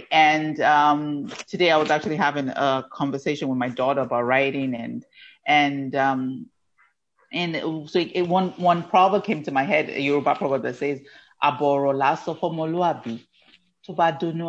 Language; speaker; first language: English; non-native, local second language; Yoruba